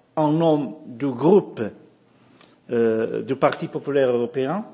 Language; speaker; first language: French; non-native, fluent; Portuguese